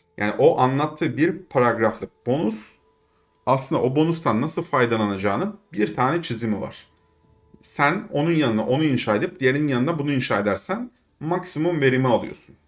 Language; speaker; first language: Turkish; native; Turkish